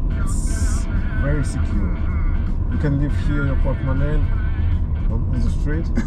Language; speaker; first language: English; non-native, learner; German